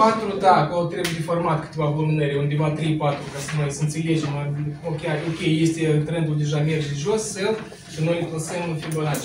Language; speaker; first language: Romanian; non-native, local second language; Russian